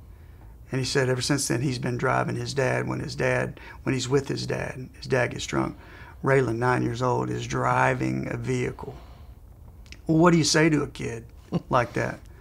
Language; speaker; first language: English; native; English